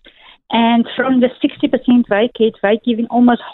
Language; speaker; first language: English; non-native, local second language; Afrikaans